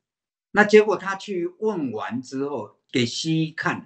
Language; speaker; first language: Chinese; native; Chinese